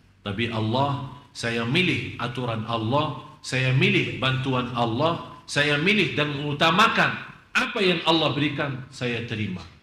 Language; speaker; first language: Malay; non-native, fluent; Arabic